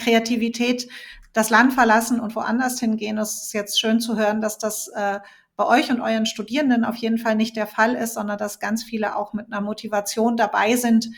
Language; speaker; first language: German; native; German